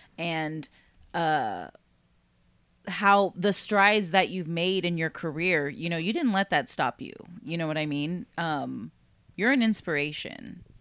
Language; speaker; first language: English; native; English